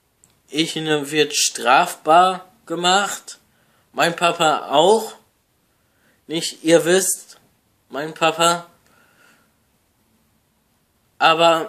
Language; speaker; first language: German; non-native, learner; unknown